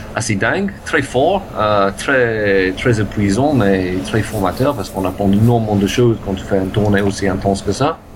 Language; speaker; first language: French; non-native, fluent; English